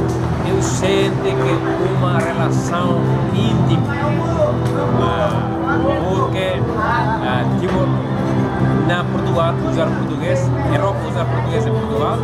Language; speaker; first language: Portuguese; non-native, learner; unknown